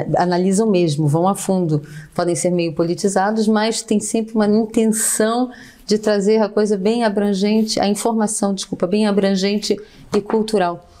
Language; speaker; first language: Portuguese; native; Portuguese